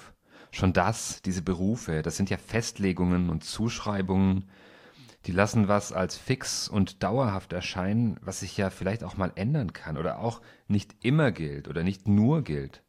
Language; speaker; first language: German; native; German